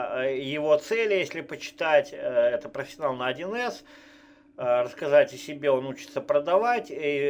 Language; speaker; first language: Russian; native; Russian